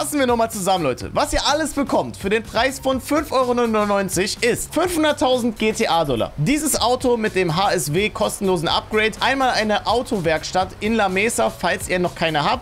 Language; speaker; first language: German; native; German